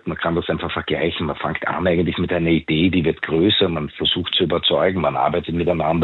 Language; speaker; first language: German; native; German